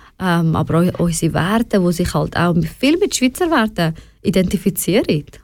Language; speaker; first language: German; early bilingual, other home language; Persian